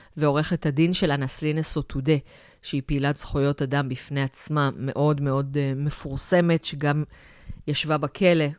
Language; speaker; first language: Hebrew; native; Hebrew